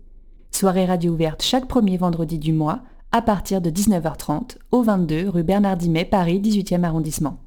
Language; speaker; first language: French; native; French